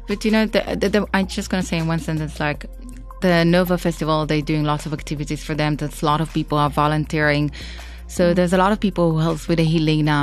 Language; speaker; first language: English; non-native, fluent; Hebrew